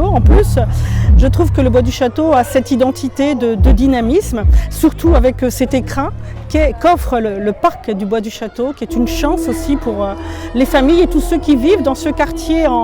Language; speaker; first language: French; native; French